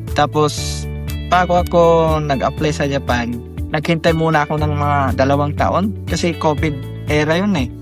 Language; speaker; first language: Filipino; non-native, local second language; Iloko